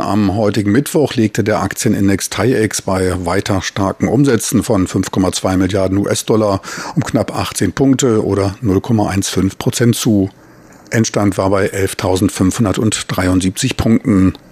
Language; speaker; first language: German; native; German